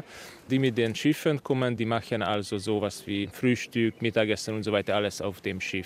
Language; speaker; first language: German; non-native, fluent; Hungarian